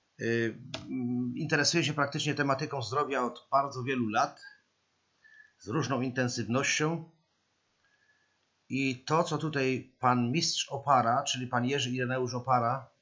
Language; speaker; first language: Polish; native; Polish